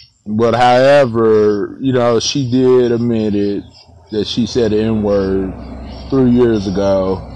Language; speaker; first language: English; native; English